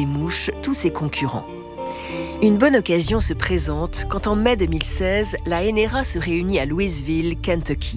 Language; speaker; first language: French; native; French